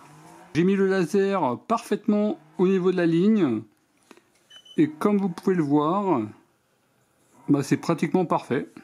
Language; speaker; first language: French; native; French